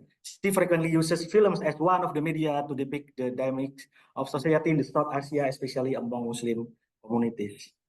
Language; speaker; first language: English; non-native, local second language; Indonesian